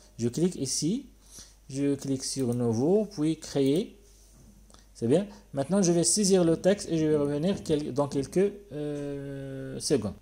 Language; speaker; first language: French; non-native, local second language; Arabic